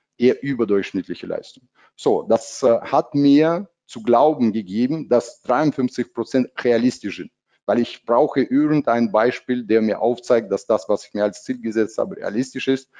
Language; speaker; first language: German; non-native, fluent; Russian